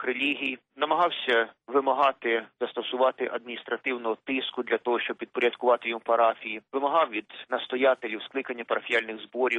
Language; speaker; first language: Ukrainian; native; Ukrainian